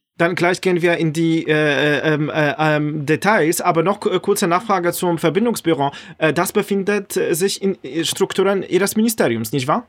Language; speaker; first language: German; non-native, fluent; Polish